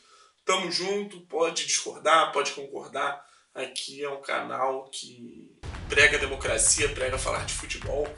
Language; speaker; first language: Portuguese; native; Portuguese